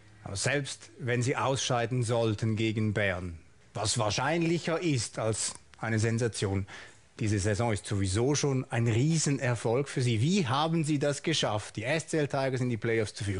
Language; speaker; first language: German; native; German